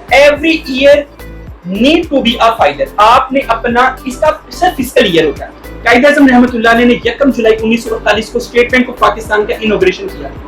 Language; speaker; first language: Urdu; non-native, local second language; Punjabi